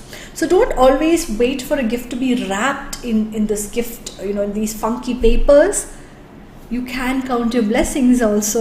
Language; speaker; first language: English; non-native, local second language; Malayalam